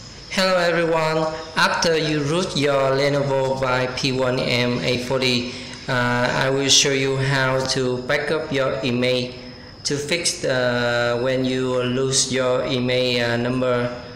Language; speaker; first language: English; non-native, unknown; Vietnamese